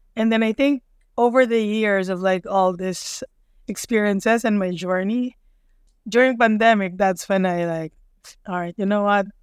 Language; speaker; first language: English; non-native, local second language; Filipino